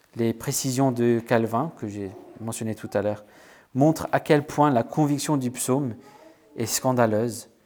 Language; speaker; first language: French; non-native, fluent; English